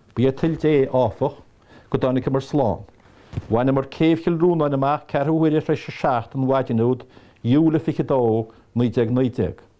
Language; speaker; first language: Irish; native; Irish